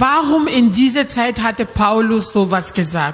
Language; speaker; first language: German; non-native, learner; French